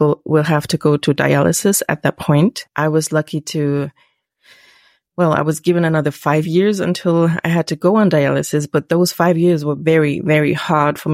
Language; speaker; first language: English; non-native, fluent; German